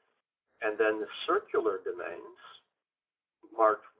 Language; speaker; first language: English; native; English